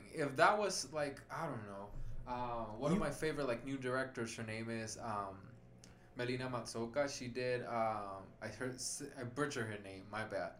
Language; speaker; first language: English; non-native, fluent; Spanish